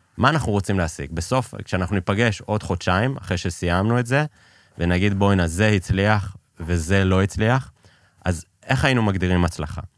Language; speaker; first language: Hebrew; early bilingual, other home language; Persian